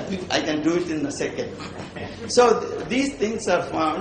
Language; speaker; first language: English; non-native, local second language; Tamil